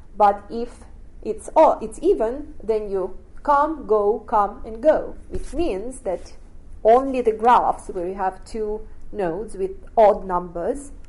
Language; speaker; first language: English; non-native, fluent; Russian